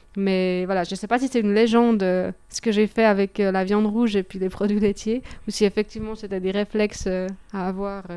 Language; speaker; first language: French; native; French